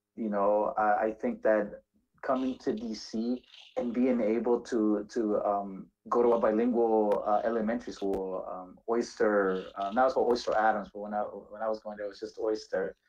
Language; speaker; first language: English; native; English